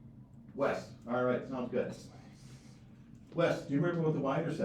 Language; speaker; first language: English; native; English